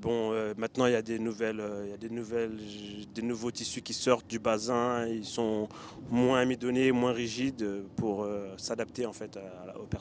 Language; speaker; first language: French; early bilingual, other home language; Bambara